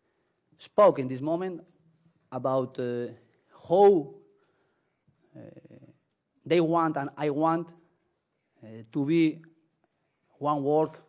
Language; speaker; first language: English; non-native, learner; Spanish